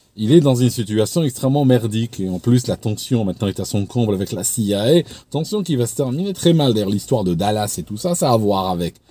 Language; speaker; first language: French; non-native, local second language; Arabic